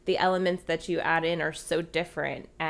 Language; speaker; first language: English; native; English